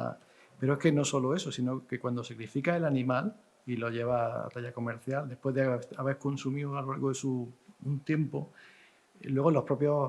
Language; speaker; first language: Spanish; native; Spanish